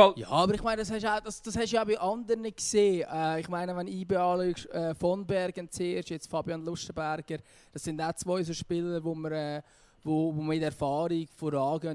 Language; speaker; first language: German; native; German